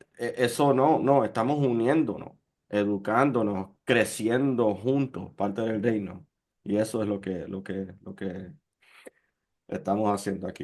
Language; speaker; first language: Spanish; early bilingual, heritage; Spanish